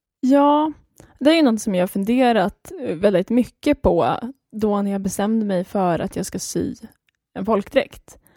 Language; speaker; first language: Swedish; native; Swedish